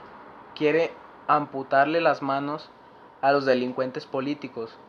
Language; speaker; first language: Spanish; native; Spanish